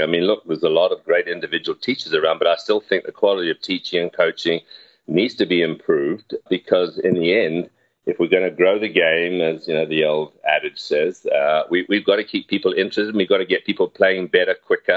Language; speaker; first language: English; native; English